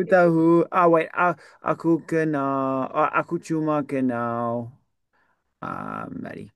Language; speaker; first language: Indonesian; non-native, learner; English